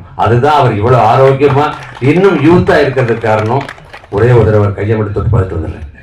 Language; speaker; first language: Tamil; native; Tamil